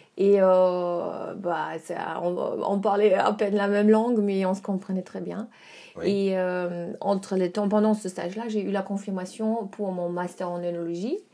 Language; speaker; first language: French; non-native, fluent; German